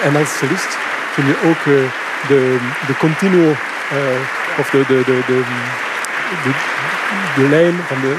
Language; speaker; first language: Dutch; non-native, local second language; French